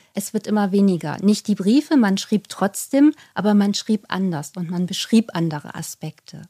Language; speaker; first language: German; native; German